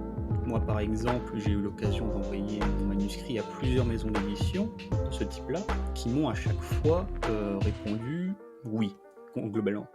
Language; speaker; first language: French; native; French